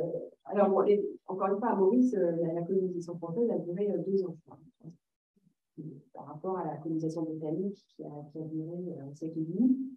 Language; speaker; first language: French; native; French